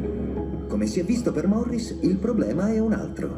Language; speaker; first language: Italian; native; Italian